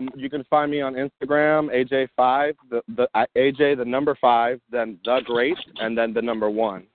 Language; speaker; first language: English; early bilingual, other home language; Spanish